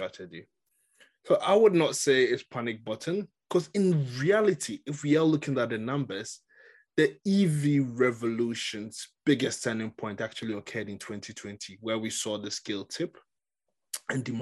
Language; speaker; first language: English; non-native, local second language; Akan